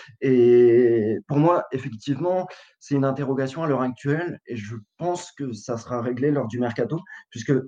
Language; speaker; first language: French; native; French